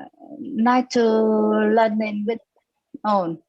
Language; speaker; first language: English; non-native, learner; Vietnamese